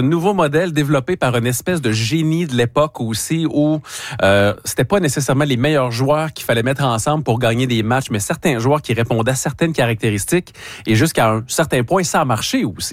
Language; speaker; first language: French; native; French